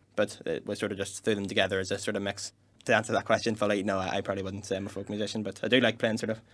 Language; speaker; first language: English; native; English